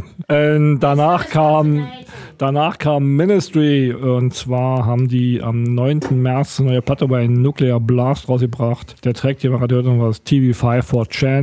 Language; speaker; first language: German; native; German